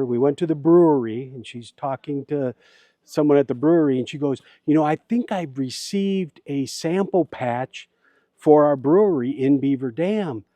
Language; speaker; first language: English; native; English